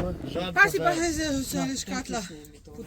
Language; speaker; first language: Slovenian; native; Slovenian